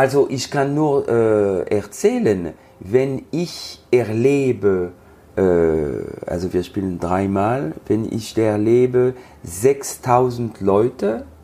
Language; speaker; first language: German; non-native, learner; French